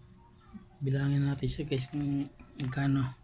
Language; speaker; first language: Filipino; non-native, local second language; Bikol